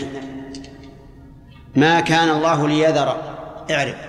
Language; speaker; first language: Arabic; native; Arabic